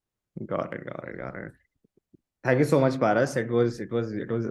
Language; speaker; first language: English; non-native, local second language; Hindi